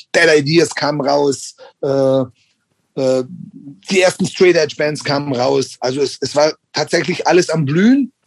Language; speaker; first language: German; native; German